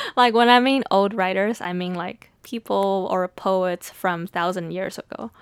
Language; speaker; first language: English; early bilingual, other home language; Chinese